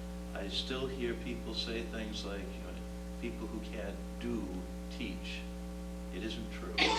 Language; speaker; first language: English; native; English